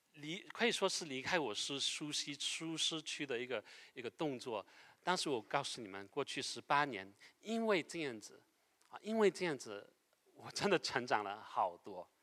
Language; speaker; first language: Chinese; non-native, fluent; French